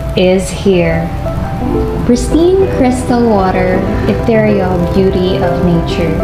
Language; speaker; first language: English; non-native, local second language; Cebuano